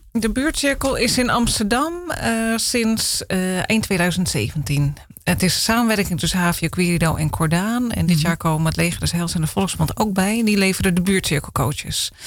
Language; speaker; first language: Dutch; native; Dutch